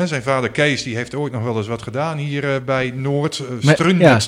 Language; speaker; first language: Dutch; native; Dutch